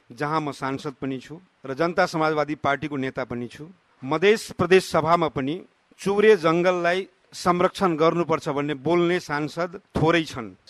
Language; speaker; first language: Nepali; non-native, local second language; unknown